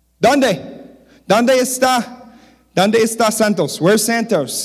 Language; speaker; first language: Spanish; non-native, learner; English